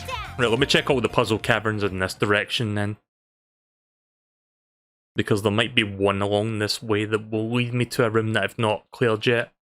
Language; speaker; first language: English; native; English